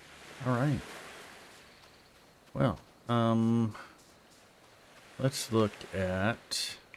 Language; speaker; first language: English; native; English